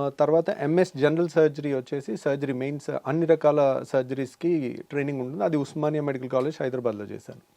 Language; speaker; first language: Telugu; native; Telugu